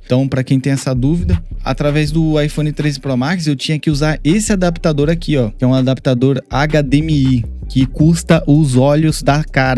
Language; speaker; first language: Portuguese; native; Portuguese